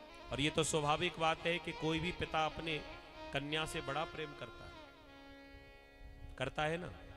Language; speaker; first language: Hindi; native; Hindi